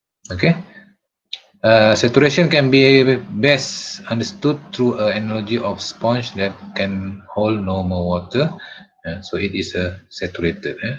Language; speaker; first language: English; non-native, local second language; Malay